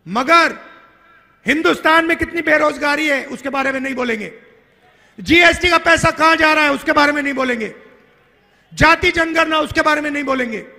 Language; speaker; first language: Hindi; native; Hindi